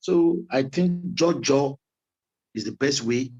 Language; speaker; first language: English; non-native, local second language; Yoruba